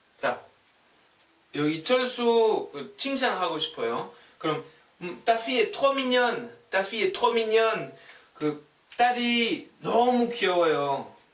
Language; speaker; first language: Korean; non-native, fluent; French